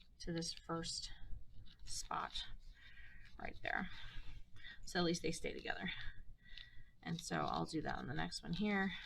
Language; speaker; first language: English; native; English